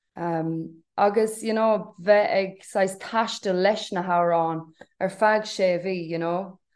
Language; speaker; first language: Irish; non-native, local second language; English